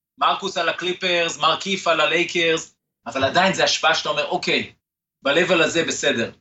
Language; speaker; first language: Hebrew; native; Hebrew